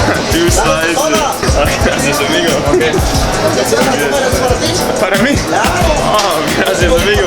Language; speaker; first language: Spanish; non-native, learner; English